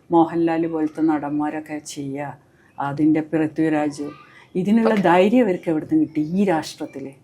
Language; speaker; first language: Malayalam; native; Malayalam